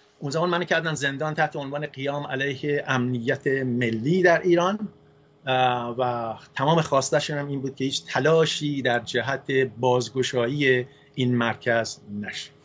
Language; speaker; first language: Persian; native; Persian